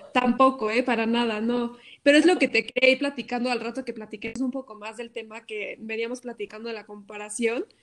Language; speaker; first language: Spanish; non-native, fluent; Norwegian